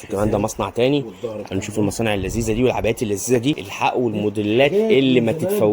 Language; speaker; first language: Arabic; native; Arabic